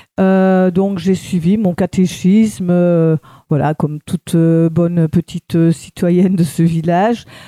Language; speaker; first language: French; native; French